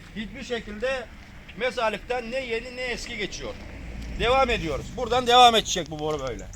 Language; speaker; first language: Turkish; native; Turkish